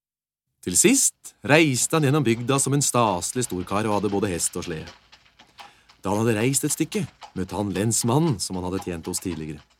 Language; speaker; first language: Norwegian; native; Norwegian